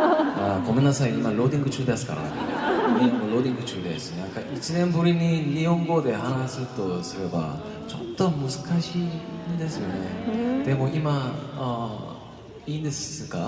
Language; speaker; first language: Japanese; non-native, fluent; Korean